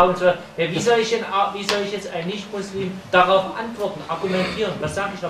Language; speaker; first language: German; native; German